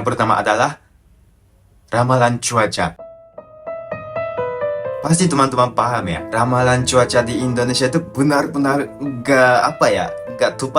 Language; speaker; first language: Indonesian; non-native, fluent; Japanese